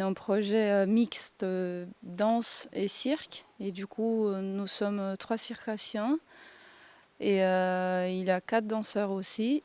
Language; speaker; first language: French; non-native, fluent; Portuguese